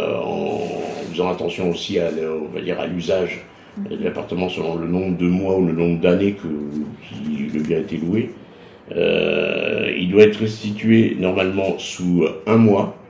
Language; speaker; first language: French; native; French